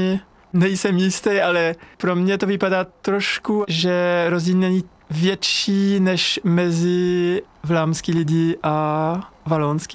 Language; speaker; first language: Czech; non-native, fluent; French